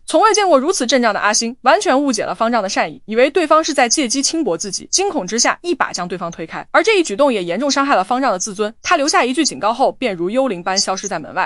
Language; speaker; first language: Chinese; native; Chinese